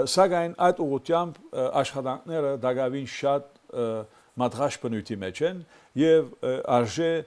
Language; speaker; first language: Armenian; early bilingual, heritage; Armenian